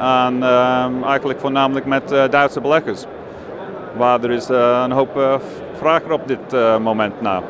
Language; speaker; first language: Dutch; non-native, fluent; English